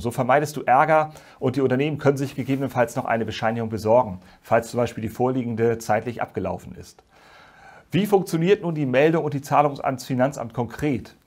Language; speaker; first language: German; native; German